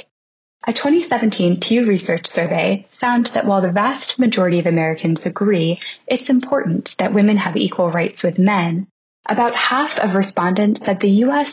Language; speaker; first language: English; native; English